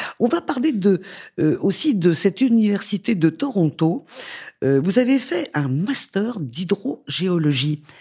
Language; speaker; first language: French; native; French